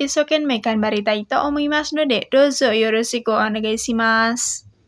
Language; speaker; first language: Japanese; non-native, learner; Indonesian